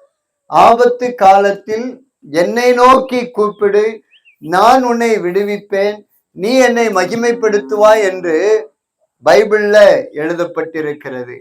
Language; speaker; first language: Tamil; native; Tamil